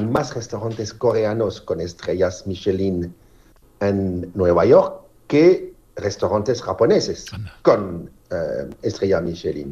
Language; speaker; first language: Spanish; non-native, fluent; French